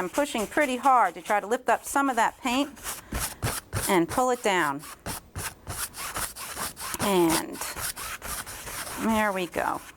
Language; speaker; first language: English; native; English